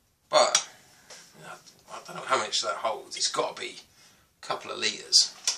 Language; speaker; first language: English; native; English